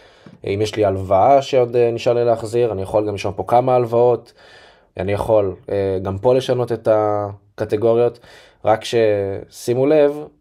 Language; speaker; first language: Hebrew; native; Hebrew